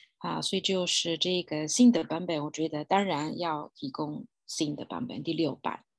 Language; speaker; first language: Chinese; non-native, fluent; Italian